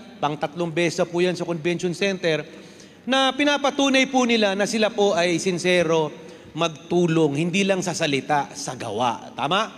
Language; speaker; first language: Filipino; non-native, local second language; Bikol